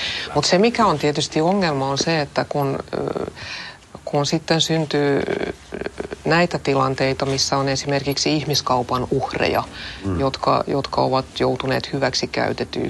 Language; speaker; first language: Finnish; non-native, local second language; Swedish